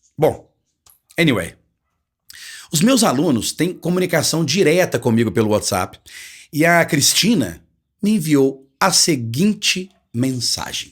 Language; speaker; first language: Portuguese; native; Portuguese